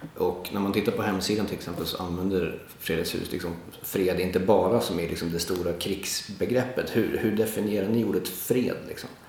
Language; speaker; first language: Swedish; native; Swedish